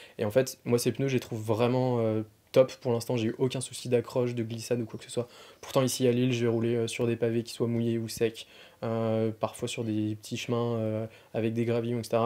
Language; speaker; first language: French; native; French